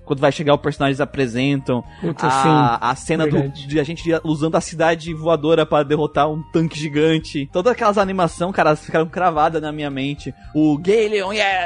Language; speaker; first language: Portuguese; native; Portuguese